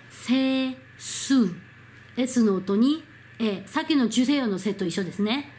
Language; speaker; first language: Japanese; non-native, fluent; Korean